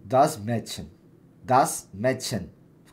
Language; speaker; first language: German; non-native, learner; Portuguese